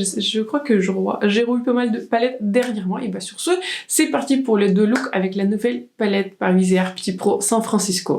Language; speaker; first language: French; native; French